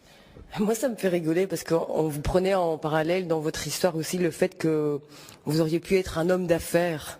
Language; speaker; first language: French; native; French